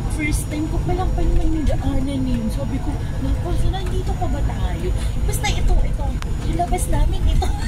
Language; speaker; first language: Filipino; native; Filipino